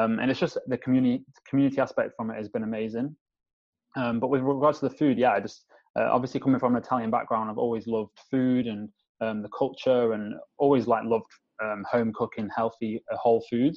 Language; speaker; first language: English; native; English